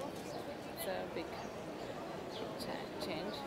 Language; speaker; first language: English; non-native, learner; Hungarian